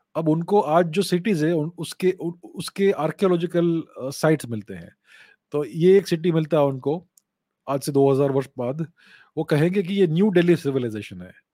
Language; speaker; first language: Hindi; non-native, local second language; Gujarati